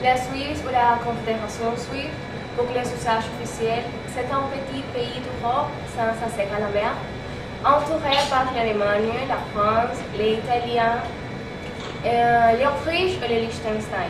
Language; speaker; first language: French; non-native, learner; Spanish